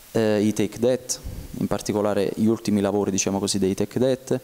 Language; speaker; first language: Italian; native; Italian